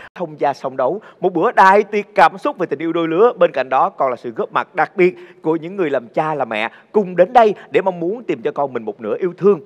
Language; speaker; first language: Vietnamese; native; Vietnamese